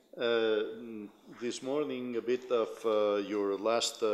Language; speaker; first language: English; non-native, fluent; Spanish